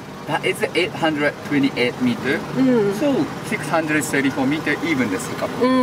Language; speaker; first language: English; non-native, learner; Japanese